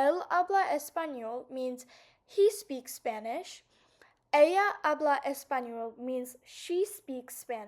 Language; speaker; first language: Spanish; non-native, fluent; English